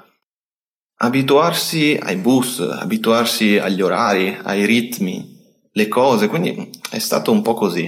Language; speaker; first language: Italian; native; Italian